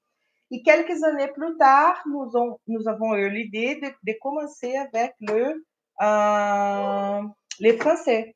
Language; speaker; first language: French; non-native, fluent; Portuguese